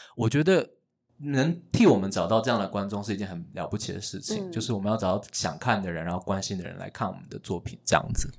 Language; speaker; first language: Chinese; native; Chinese